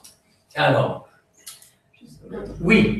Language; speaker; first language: French; non-native, fluent; Swiss German